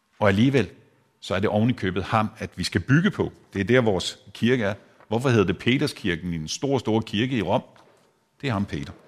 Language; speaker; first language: Danish; native; Danish